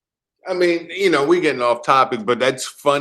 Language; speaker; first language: English; native; English